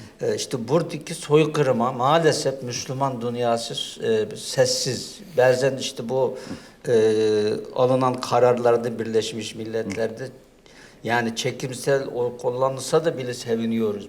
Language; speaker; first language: Turkish; non-native, fluent; Uyghur